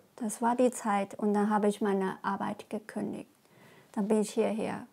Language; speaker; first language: German; non-native, learner; Chinese